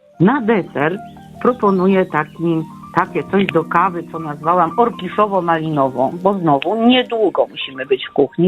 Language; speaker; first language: Polish; native; Polish